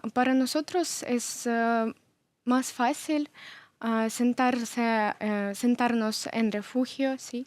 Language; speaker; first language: Spanish; non-native, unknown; Ukrainian